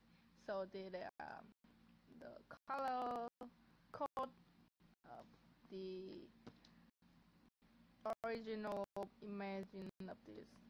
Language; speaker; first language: English; non-native, learner; Vietnamese